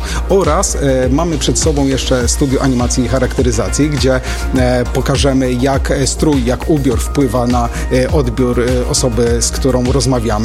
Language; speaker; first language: Polish; native; Polish